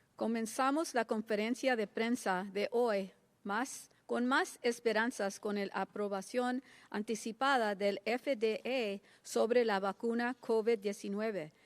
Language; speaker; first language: Spanish; early bilingual, heritage; Spanish